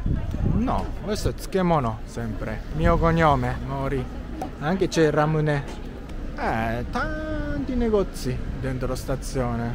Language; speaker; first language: Italian; non-native, learner; Japanese